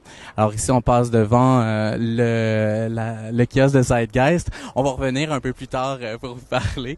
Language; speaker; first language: French; native; French